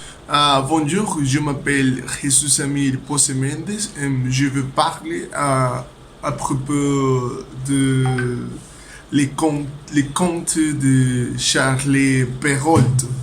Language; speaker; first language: French; non-native, learner; Spanish